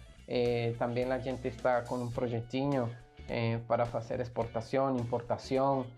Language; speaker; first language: Portuguese; non-native, learner; Spanish